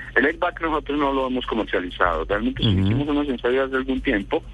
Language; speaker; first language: Spanish; native; Spanish